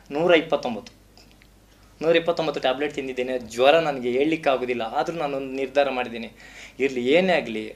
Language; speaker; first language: Kannada; non-native, local second language; Tulu